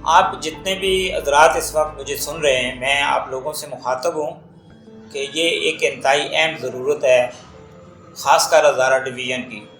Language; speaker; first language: Urdu; non-native, local second language; Northern Hindko